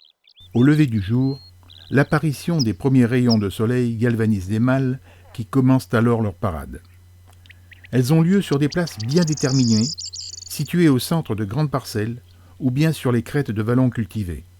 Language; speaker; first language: French; native; French